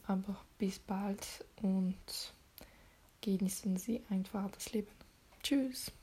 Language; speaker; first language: German; non-native, learner; French